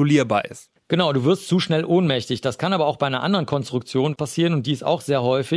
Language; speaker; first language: German; native; German